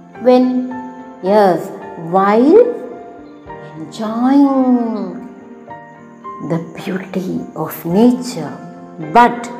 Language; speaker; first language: English; non-native, local second language; Malayalam